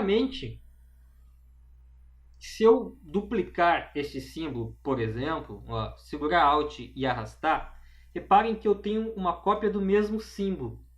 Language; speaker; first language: Portuguese; native; Portuguese